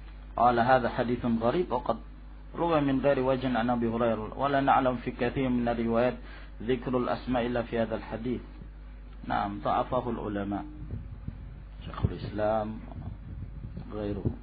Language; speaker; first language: Arabic; non-native, fluent; Indonesian